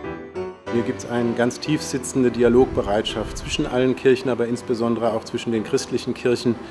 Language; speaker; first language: German; native; German